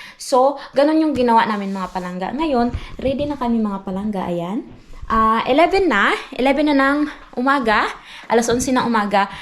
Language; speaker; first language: Filipino; non-native, local second language; Cebuano